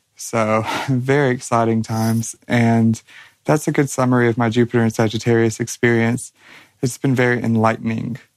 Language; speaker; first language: English; native; English